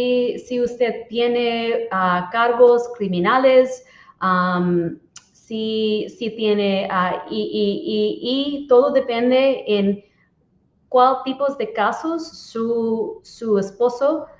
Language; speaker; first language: Spanish; non-native, learner; English